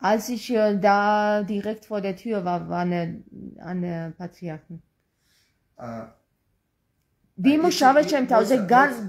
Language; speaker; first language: German; non-native, fluent; Georgian